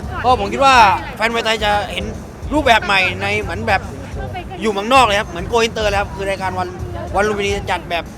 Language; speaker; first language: Thai; native; Thai